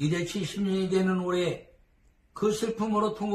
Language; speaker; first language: Korean; native; Korean